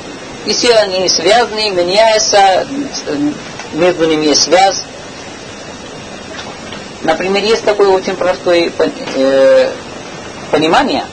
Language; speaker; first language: Russian; non-native, learner; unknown